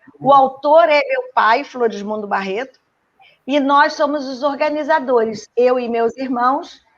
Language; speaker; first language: Portuguese; native; Portuguese